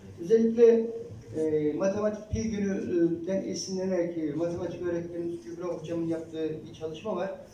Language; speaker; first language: Turkish; native; Turkish